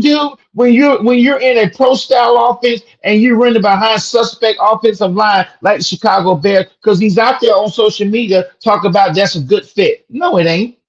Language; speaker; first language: English; native; English